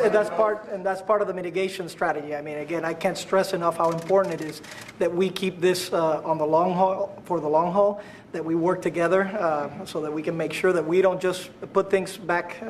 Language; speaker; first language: English; non-native, fluent; Spanish